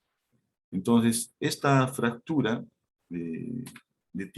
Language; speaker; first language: Spanish; native; Spanish